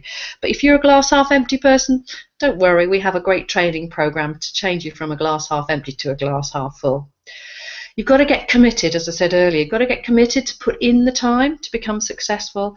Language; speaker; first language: English; native; English